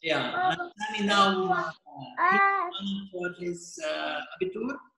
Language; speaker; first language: English; non-native, fluent; Arabic